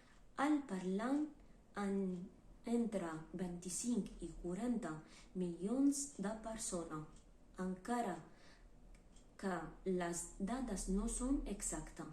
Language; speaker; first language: Catalan; non-native, learner; Kurdish